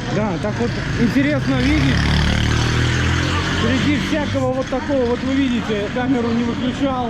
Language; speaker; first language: Russian; native; Russian